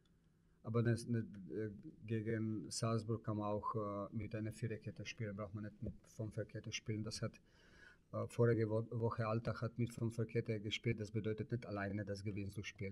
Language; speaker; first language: German; non-native, learner; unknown